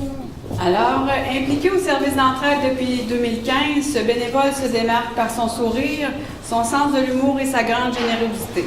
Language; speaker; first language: French; native; French